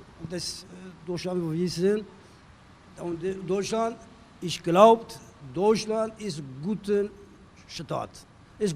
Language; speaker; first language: German; non-native, learner; Turkish